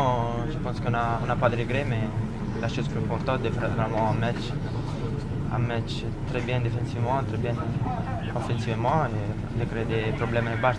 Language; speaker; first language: French; non-native, fluent; Italian